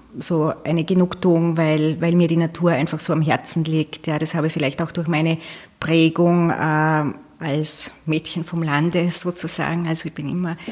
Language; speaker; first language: German; native; German